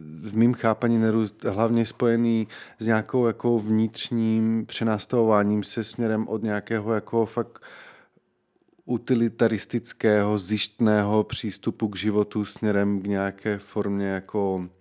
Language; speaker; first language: Czech; native; Czech